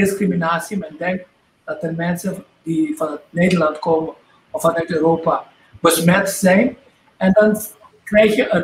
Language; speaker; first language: Dutch; non-native, local second language; Papiamento